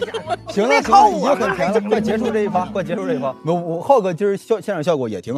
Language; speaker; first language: Chinese; native; Chinese